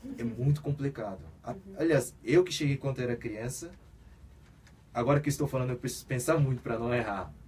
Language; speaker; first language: Portuguese; early bilingual, other home language; Korean